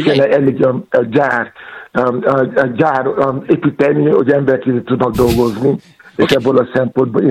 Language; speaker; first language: Hungarian; non-native, fluent; Yoruba